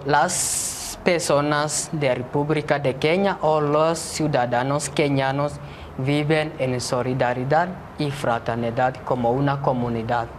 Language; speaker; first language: Spanish; non-native, fluent; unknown